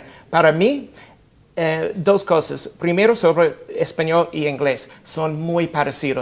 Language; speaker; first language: Spanish; non-native, fluent; English